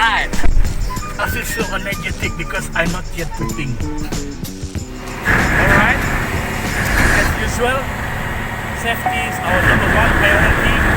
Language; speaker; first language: English; non-native, local second language; Malay